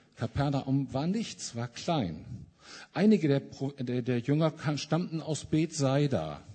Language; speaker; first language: German; native; German